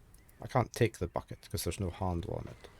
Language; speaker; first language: English; native; English